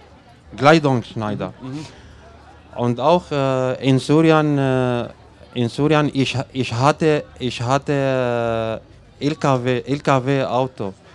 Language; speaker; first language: German; non-native, learner; Arabic